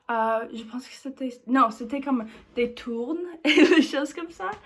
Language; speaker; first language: French; non-native, learner; English